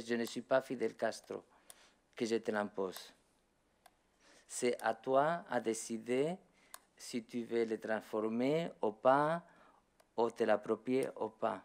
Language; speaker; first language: French; non-native, learner; Spanish